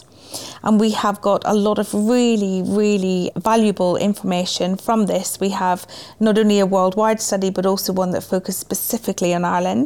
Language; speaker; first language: English; native; English